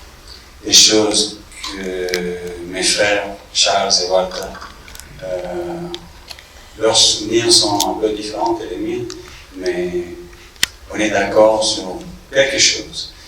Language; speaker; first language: French; non-native, fluent; English